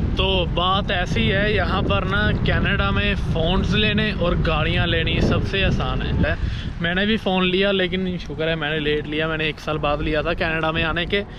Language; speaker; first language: Hindi; non-native, local second language; Punjabi